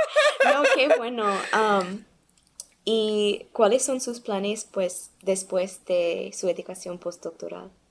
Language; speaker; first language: Spanish; non-native, learner; English